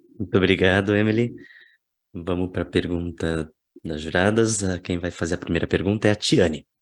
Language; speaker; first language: Portuguese; native; Portuguese